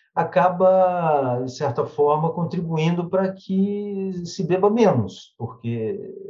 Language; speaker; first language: Portuguese; native; Portuguese